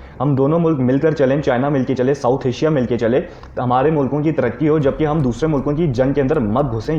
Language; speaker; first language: Urdu; non-native, local second language; Punjabi